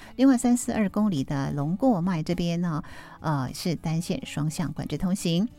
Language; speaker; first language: Chinese; native; Chinese